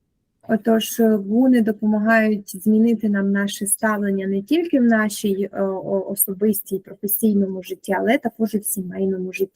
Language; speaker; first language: Ukrainian; native; Ukrainian